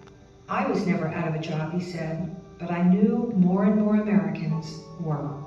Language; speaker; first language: English; native; English